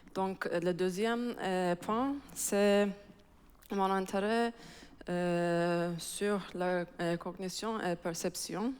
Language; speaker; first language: French; non-native, fluent; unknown